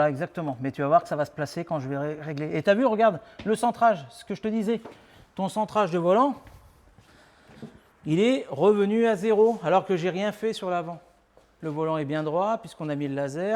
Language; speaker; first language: French; native; French